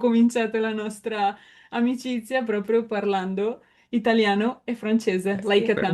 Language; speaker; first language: Italian; native; Italian